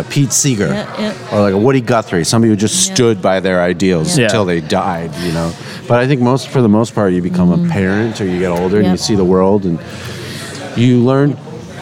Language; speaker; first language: English; native; English